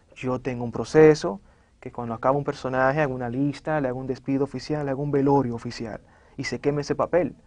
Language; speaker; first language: Spanish; native; Spanish